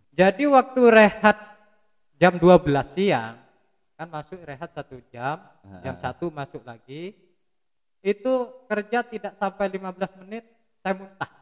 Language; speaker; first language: Indonesian; non-native, local second language; Madurese